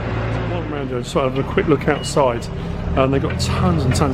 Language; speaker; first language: English; native; English